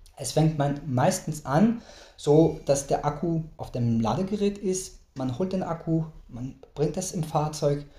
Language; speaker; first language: German; non-native, fluent; French